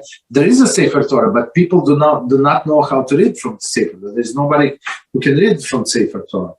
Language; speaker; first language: English; non-native, fluent; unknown